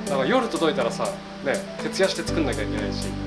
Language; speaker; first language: Japanese; native; Japanese